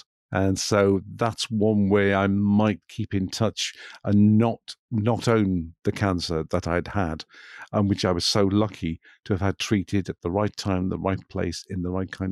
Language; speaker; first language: English; native; English